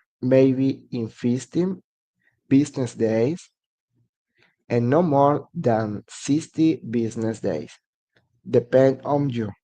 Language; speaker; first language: English; non-native, learner; Spanish